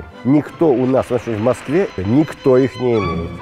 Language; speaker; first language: Russian; native; Russian